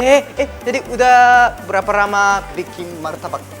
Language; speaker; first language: Indonesian; non-native, learner; Japanese